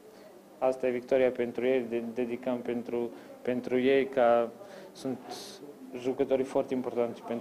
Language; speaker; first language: Romanian; non-native, fluent; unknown